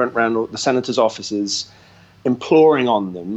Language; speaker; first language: English; native; English